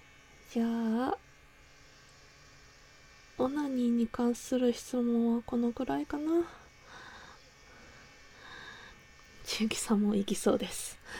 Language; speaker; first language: Japanese; native; Japanese